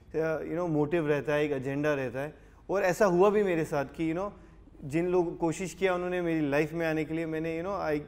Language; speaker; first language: Hindi; native; Hindi